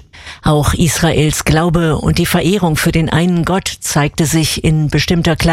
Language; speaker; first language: German; native; German